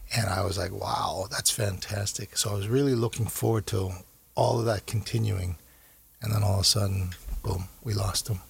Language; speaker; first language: English; native; English